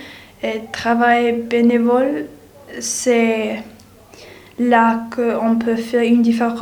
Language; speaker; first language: French; non-native, learner; English